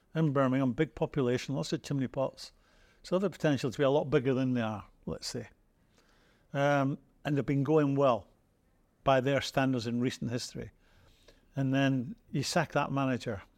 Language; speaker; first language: English; native; English